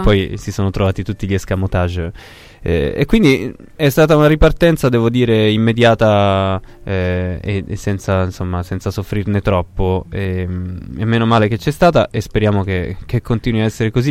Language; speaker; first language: Italian; native; Italian